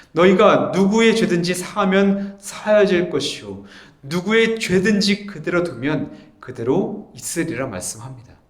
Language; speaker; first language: Korean; native; Korean